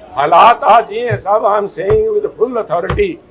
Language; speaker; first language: Hindi; non-native, local second language; Punjabi